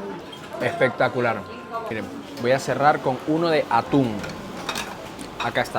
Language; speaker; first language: Spanish; native; Spanish